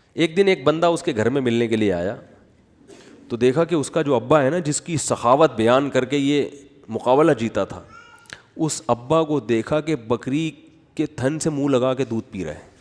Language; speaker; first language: Urdu; native; Urdu